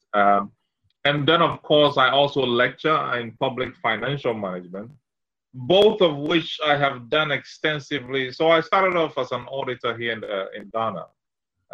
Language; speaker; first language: English; non-native, local second language; Ewe